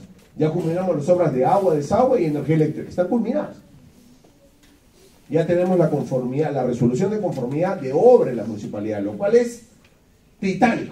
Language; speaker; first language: Spanish; native; Spanish